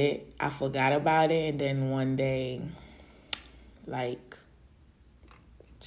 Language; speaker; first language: English; early bilingual, other home language; Haitian Creole